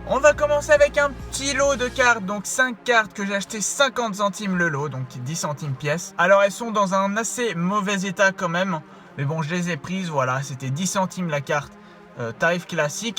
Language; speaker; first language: French; native; French